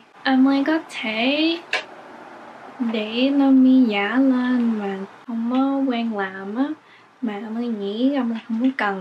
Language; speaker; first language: Vietnamese; early bilingual, heritage; English